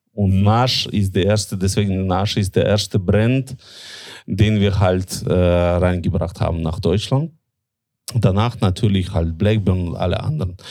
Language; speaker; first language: German; non-native, fluent; Russian